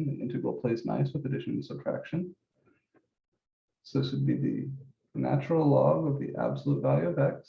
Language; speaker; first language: English; native; English